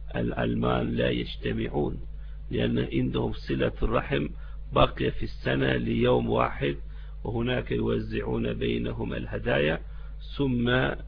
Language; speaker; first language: Arabic; non-native, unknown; Turkish